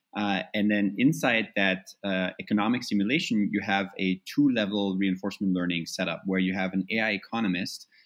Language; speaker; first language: English; non-native, fluent; German